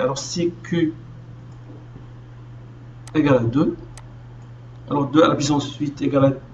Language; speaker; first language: French; non-native, local second language; Arabic